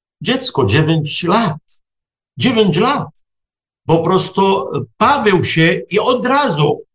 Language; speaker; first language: Polish; non-native, fluent; Arabic